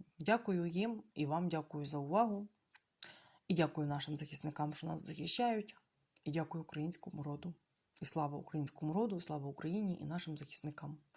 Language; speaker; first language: Ukrainian; non-native, local second language; Russian